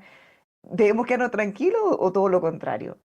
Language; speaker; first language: Spanish; native; Spanish